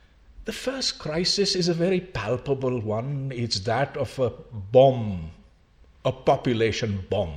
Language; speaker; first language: English; non-native, local second language; Urdu